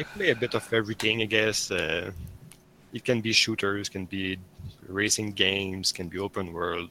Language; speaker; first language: English; non-native, fluent; French